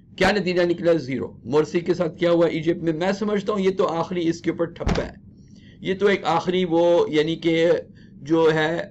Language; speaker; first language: Urdu; early bilingual, heritage; Urdu